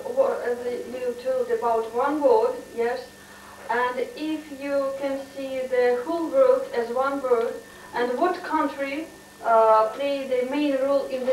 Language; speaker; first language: English; non-native, learner; Russian